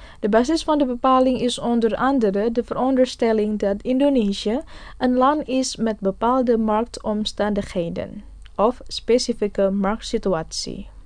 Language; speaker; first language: Dutch; non-native, fluent; Indonesian